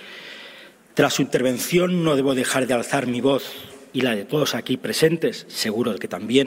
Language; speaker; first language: Spanish; native; Spanish